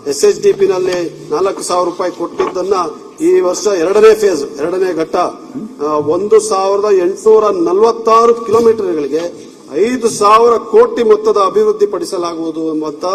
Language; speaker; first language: Kannada; non-native, local second language; Kodava